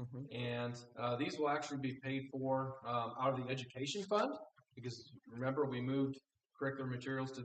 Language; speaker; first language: English; native; English